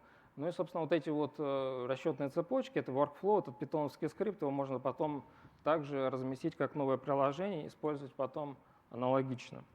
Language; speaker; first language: Russian; native; Russian